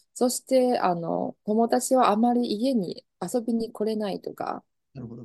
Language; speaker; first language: Japanese; non-native, fluent; Chinese